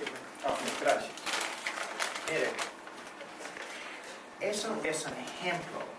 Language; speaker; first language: Spanish; non-native, learner; English